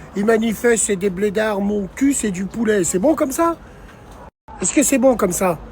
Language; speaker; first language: French; early bilingual, other home language; Arabic